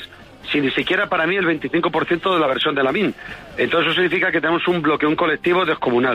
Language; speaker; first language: Spanish; native; Spanish